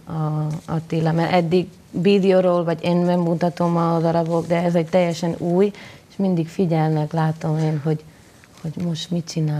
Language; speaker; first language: Hungarian; non-native, learner; Spanish